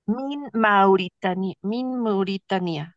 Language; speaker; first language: Arabic; non-native, learner; Spanish